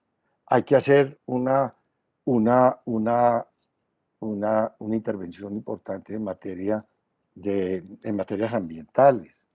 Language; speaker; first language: Spanish; native; Spanish